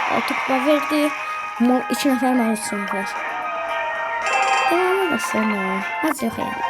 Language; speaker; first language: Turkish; non-native, learner; Azerbaijani